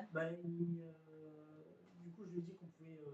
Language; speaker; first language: French; native; French